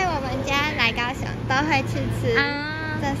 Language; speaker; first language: Chinese; native; Chinese